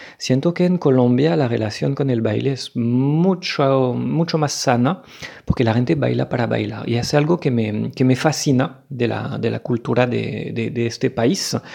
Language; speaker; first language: Spanish; non-native, fluent; French